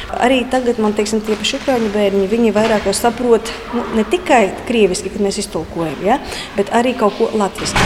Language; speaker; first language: Latvian; native; Latvian